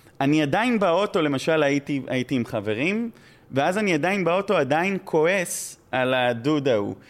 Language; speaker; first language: Hebrew; native; Hebrew